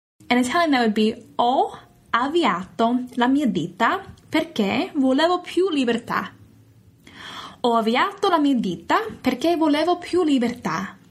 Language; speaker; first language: Italian; non-native, fluent; English